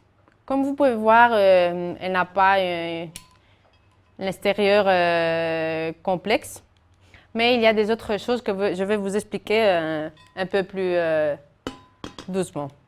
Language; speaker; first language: French; non-native, fluent; Spanish